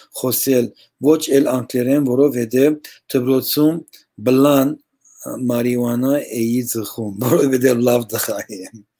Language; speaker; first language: Armenian; early bilingual, heritage; Armenian